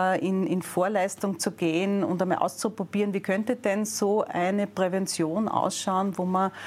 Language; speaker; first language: German; native; German